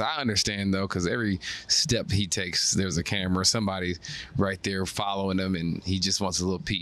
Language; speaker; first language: English; native; English